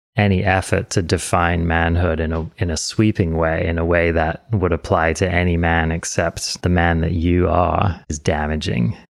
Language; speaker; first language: English; native; English